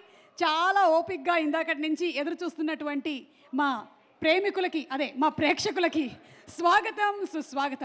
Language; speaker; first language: Telugu; native; Telugu